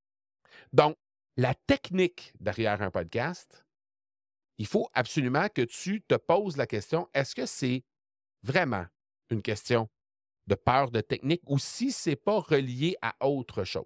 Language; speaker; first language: French; native; French